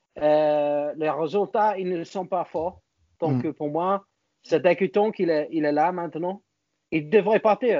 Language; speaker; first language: French; non-native, learner; English